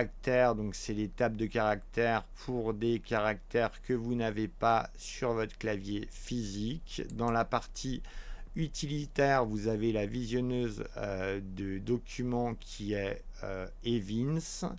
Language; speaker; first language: French; native; French